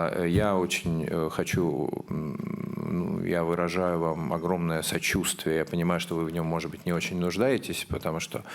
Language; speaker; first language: Russian; native; Russian